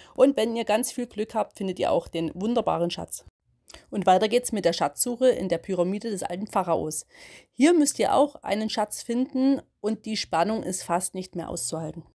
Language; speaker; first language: German; native; German